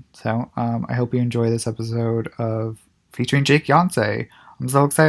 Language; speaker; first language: English; native; English